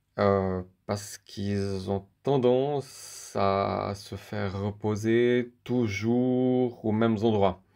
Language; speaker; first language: French; native; French